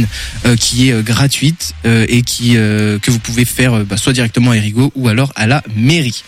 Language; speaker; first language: French; native; French